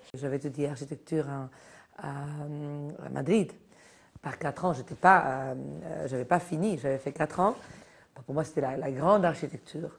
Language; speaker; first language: French; non-native, fluent; Spanish